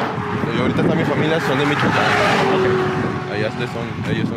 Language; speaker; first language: Spanish; native; Spanish